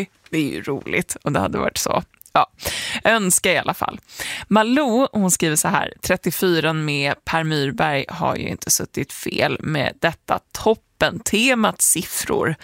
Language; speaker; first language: Swedish; native; Swedish